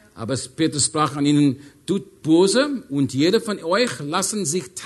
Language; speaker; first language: German; non-native, learner; English